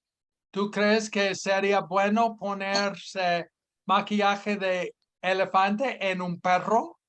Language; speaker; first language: Spanish; non-native, fluent; English